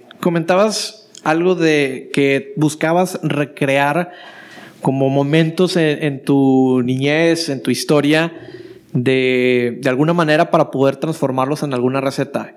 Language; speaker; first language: Spanish; native; Spanish